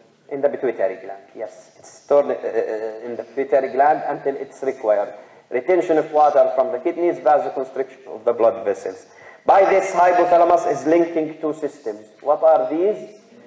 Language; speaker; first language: English; non-native, fluent; Arabic